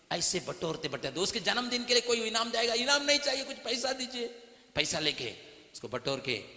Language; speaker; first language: Hindi; non-native, local second language; Tamil